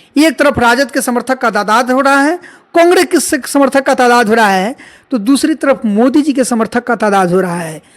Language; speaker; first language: Hindi; native; Hindi